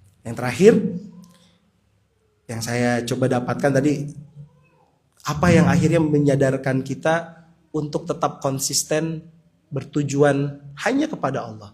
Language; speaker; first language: Indonesian; native; Indonesian